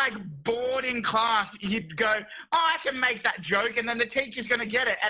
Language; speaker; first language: English; native; English